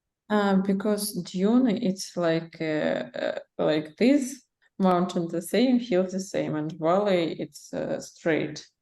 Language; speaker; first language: English; non-native, learner; Russian